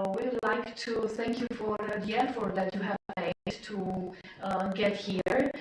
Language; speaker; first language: English; non-native, fluent; Romanian